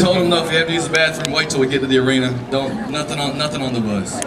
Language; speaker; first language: English; native; English